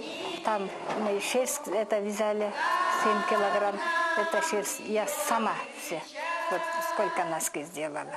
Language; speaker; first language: Russian; non-native, local second language; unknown